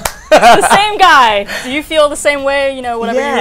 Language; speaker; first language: English; native; English